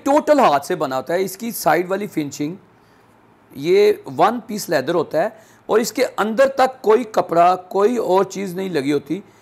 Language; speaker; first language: Urdu; non-native, local second language; Punjabi